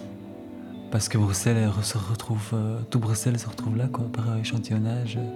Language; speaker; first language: French; native; French